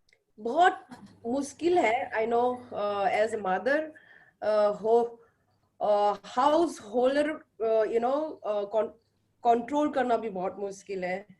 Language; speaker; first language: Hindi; non-native, local second language; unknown